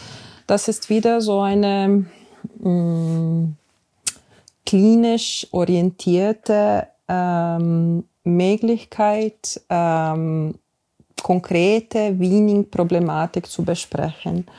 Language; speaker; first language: German; non-native, fluent; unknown